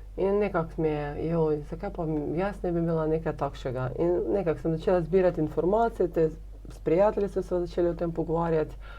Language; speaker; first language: Slovenian; non-native, fluent; Ukrainian